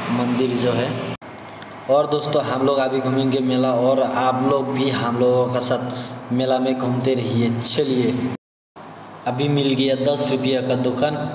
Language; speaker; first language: Hindi; non-native, local second language; Bangla